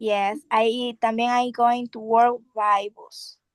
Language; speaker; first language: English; non-native, learner; Spanish